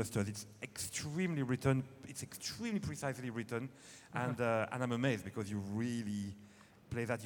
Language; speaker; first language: English; non-native, fluent; French